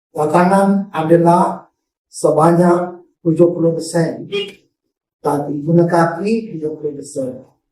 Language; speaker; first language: Malay; non-native, local second language; Chinese